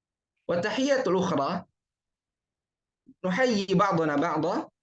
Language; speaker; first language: Arabic; non-native, fluent; Indonesian